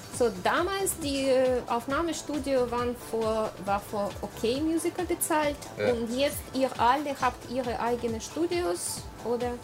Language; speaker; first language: German; non-native, learner; Russian